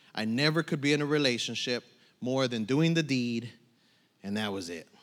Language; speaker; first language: English; native; English